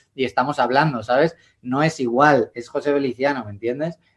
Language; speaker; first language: Spanish; native; Spanish